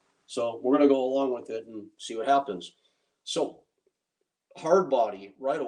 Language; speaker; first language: English; native; English